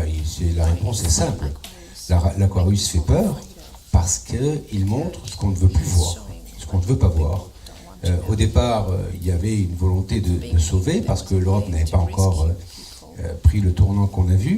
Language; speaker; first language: French; native; French